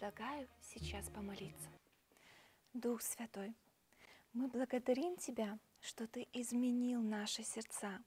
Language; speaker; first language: Russian; native; Russian